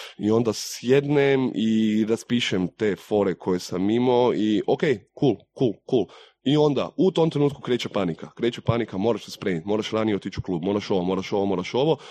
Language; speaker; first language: Croatian; native; Croatian